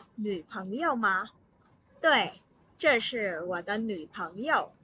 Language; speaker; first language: Chinese; non-native, fluent; Vietnamese